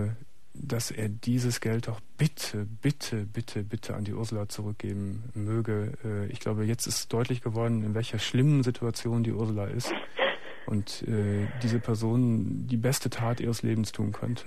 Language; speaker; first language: German; native; German